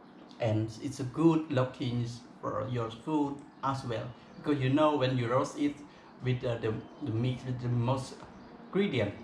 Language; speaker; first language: English; non-native, local second language; Khmer